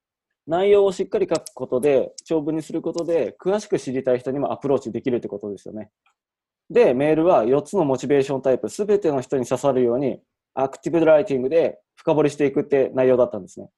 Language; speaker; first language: Japanese; native; Japanese